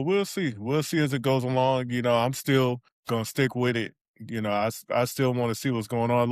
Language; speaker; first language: English; native; English